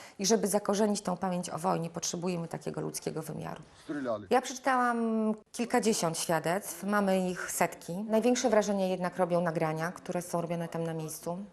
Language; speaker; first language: Polish; native; Polish